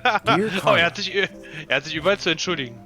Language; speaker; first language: German; native; German